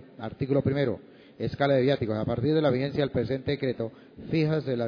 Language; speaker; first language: Spanish; native; Spanish